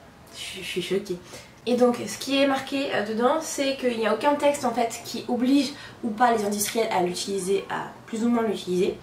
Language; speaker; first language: French; native; French